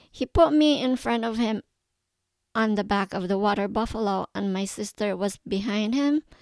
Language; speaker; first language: English; non-native, local second language; Cebuano